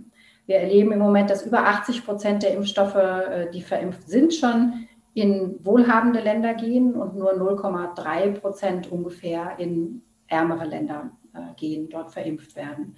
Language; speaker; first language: German; native; German